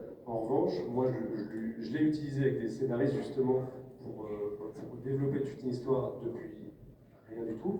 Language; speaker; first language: French; native; French